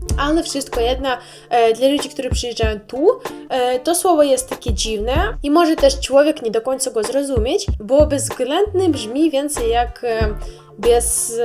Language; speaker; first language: Polish; non-native, learner; Russian